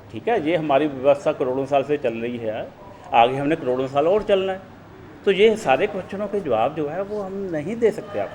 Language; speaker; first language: Hindi; non-native, local second language; Punjabi